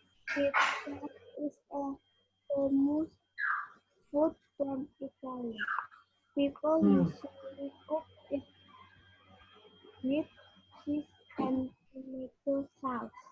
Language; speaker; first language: English; non-native, learner; Indonesian